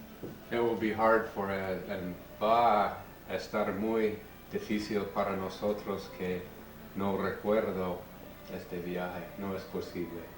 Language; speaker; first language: Spanish; non-native, learner; English